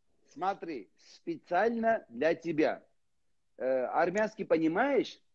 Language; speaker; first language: Russian; non-native, learner; Armenian